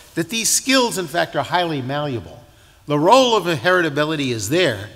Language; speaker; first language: English; native; English